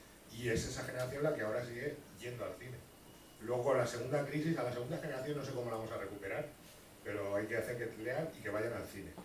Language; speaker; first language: Spanish; native; Spanish